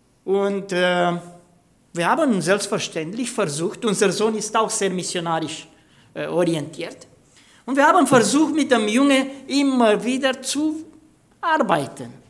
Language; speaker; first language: German; non-native, fluent; Romanian